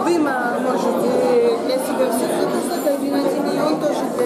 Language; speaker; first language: Russian; non-native, learner; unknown